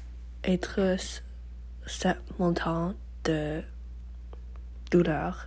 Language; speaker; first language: French; non-native, learner; English